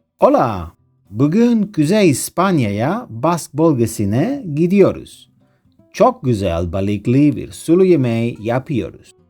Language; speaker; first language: Turkish; non-native, learner; Spanish